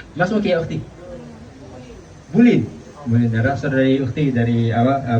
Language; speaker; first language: Indonesian; native; Indonesian